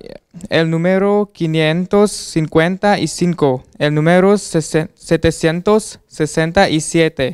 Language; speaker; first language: Spanish; non-native, learner; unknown